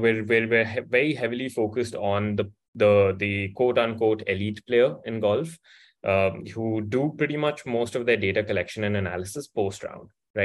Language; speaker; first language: English; non-native, local second language; Hindi